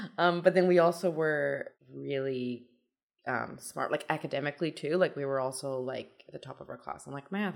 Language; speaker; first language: English; early bilingual, other home language; Persian